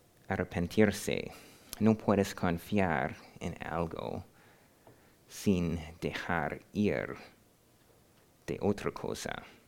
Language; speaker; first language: Spanish; non-native, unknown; English